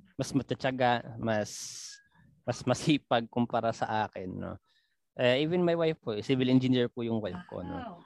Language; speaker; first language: Filipino; non-native, local second language; Pampanga